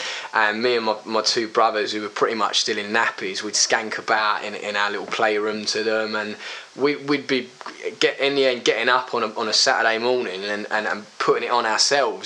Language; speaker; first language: English; native; English